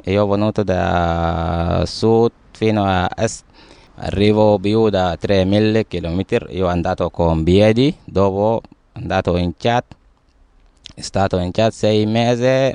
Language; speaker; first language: Italian; non-native, learner; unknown